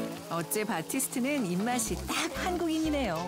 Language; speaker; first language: Korean; native; Korean